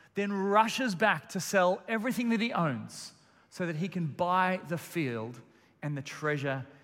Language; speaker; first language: English; native; English